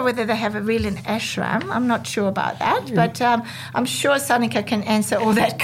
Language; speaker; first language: English; non-native, fluent; German